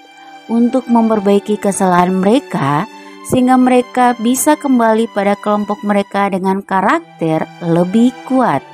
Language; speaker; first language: Indonesian; native; Indonesian